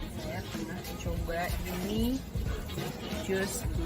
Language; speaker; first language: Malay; non-native, learner; Indonesian